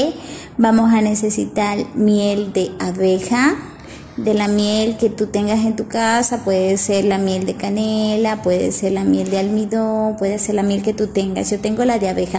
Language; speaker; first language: Spanish; native; Spanish